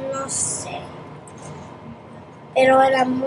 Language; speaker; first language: Spanish; early bilingual, heritage; Spanish